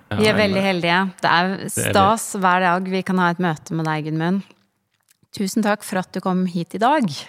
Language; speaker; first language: Norwegian; native; Norwegian